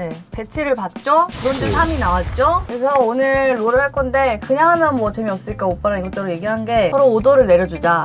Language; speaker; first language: Korean; native; Korean